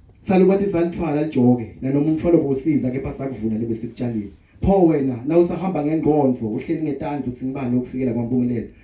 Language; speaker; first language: Zulu; non-native, local second language; Swati